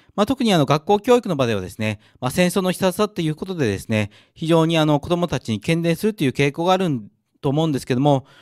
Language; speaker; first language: Japanese; native; Japanese